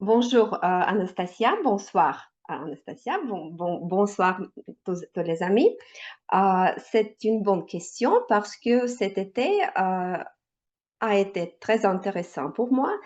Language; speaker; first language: French; non-native, learner; Russian